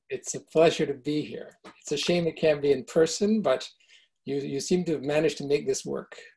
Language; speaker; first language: English; early bilingual, other home language; Italian